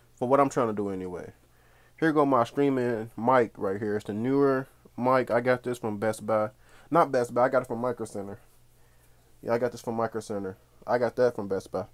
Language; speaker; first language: English; native; English